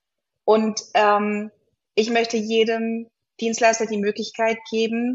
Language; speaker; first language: German; native; German